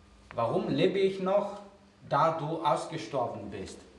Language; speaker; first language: German; non-native, fluent; Greek